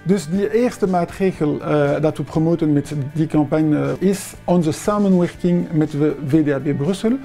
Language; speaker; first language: Dutch; non-native, local second language; French